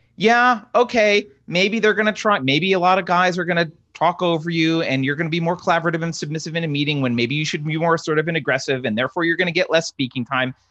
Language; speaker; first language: English; native; English